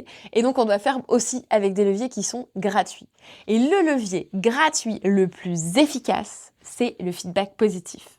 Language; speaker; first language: French; native; French